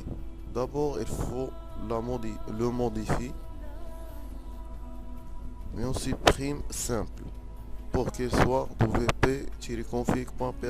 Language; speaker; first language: French; non-native, local second language; Arabic